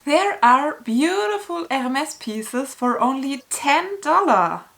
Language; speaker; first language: English; non-native, fluent; German